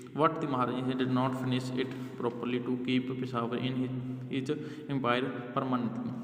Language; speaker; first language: English; non-native, local second language; Punjabi